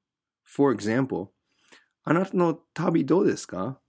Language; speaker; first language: Japanese; non-native, fluent; English